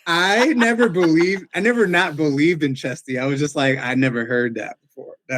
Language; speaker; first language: English; native; English